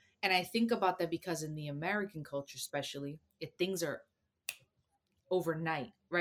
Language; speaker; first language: English; early bilingual, other home language; Spanish